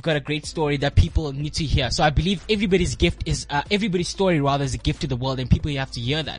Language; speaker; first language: English; non-native, local second language; Xhosa